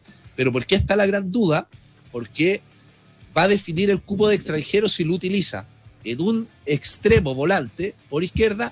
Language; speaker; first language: Spanish; native; Spanish